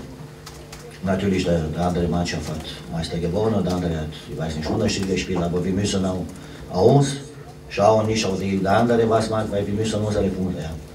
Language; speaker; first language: German; non-native, fluent; Romanian